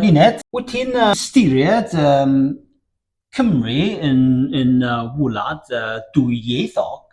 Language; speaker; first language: Welsh; non-native, learner; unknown